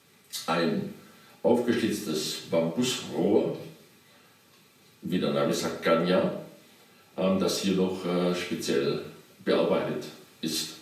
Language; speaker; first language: German; native; German